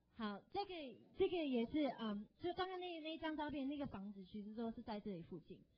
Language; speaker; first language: Chinese; non-native, fluent; English